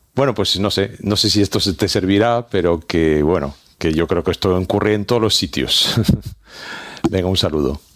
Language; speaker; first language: Spanish; non-native, fluent; French